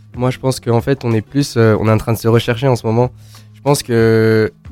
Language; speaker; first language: French; native; French